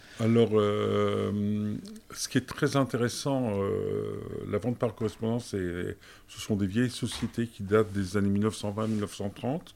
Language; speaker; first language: French; early bilingual, other home language; German